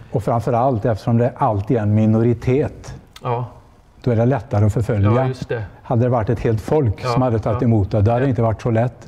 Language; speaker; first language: Swedish; native; Swedish